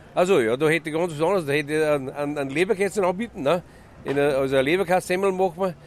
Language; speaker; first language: German; native; German